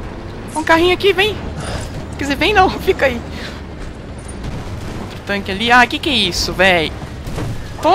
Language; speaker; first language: Portuguese; native; Portuguese